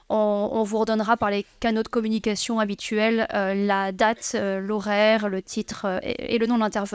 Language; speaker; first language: French; native; French